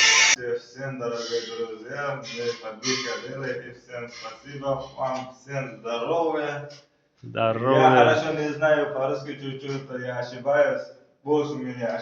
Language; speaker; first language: Russian; non-native, learner; Uzbek